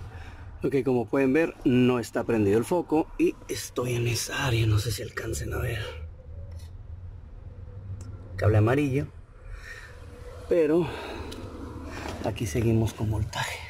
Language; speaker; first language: Spanish; native; Spanish